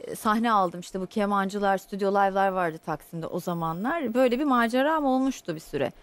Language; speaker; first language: Turkish; non-native, fluent; Portuguese